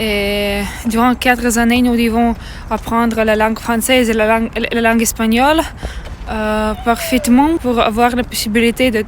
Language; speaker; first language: French; non-native, learner; Russian